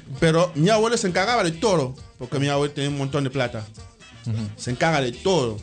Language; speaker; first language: Spanish; non-native, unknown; French